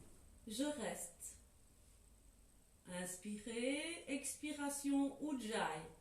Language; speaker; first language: French; native; French